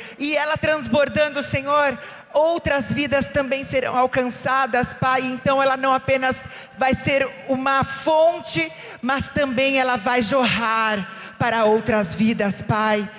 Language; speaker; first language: Portuguese; native; Portuguese